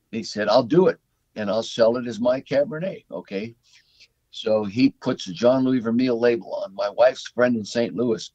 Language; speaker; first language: English; native; English